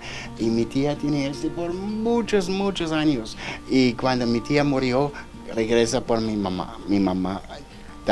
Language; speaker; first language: Spanish; non-native, learner; German